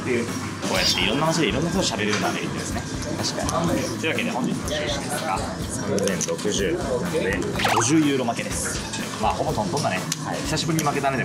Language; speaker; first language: Japanese; native; Japanese